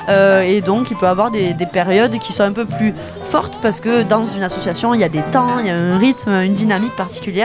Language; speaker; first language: French; native; French